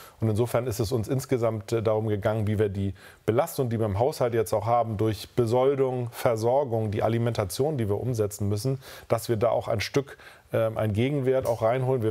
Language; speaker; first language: German; native; German